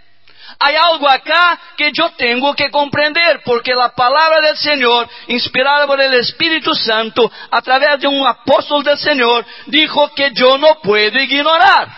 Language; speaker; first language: Spanish; non-native, learner; Portuguese